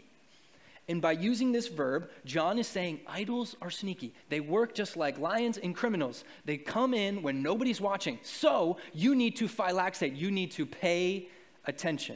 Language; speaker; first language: English; native; English